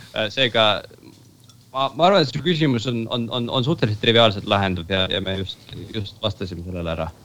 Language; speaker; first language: Estonian; native; Estonian